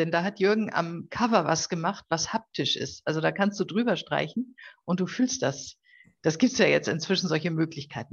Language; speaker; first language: German; native; German